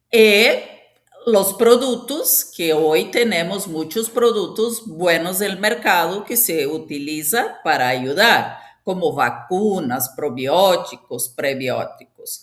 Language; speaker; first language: Spanish; non-native, fluent; Portuguese